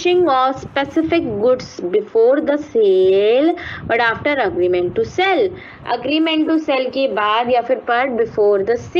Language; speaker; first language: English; non-native, local second language; Hindi